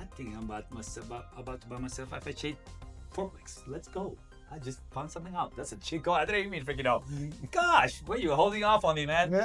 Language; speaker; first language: English; non-native, fluent; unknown